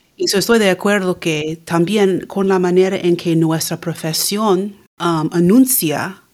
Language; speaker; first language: Spanish; early bilingual, heritage; Spanish